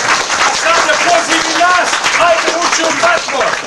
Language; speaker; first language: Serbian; early bilingual, heritage; Serbian